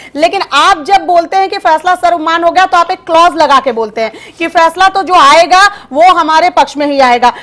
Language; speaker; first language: Hindi; native; Hindi